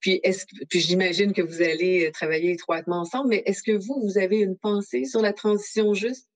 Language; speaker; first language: French; native; French